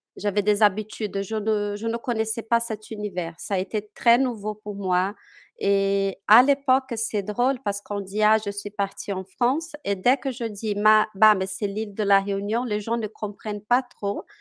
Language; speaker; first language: French; non-native, fluent; Portuguese